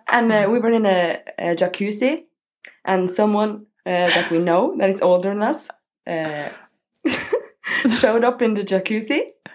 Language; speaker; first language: English; non-native, learner; Norwegian